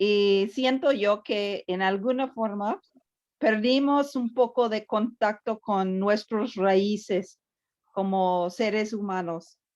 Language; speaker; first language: Spanish; early bilingual, heritage; Spanish